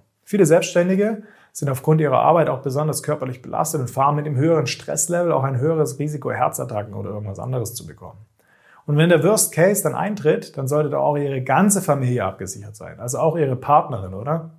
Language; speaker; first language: German; native; German